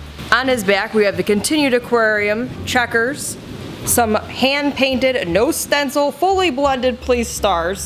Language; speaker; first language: English; native; English